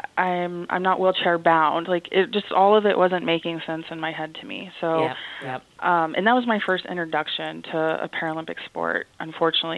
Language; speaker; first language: English; native; English